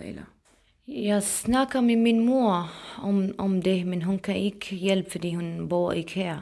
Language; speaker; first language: Danish; non-native, fluent; Arabic